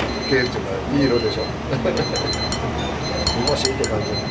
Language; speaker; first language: Japanese; native; Japanese